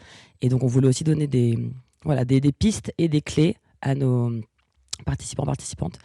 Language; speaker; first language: French; native; French